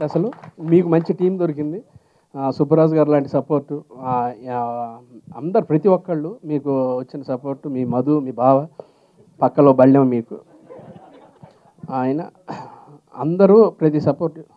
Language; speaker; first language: Telugu; native; Telugu